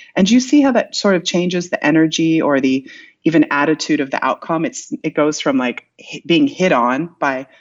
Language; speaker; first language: English; native; English